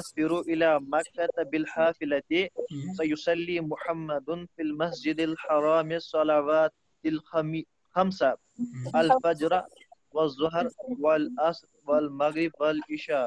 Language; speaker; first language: Arabic; non-native, learner; Urdu